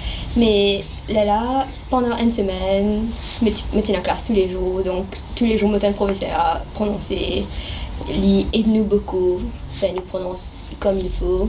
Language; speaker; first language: French; non-native, local second language; Morisyen